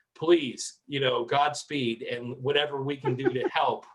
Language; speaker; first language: English; native; English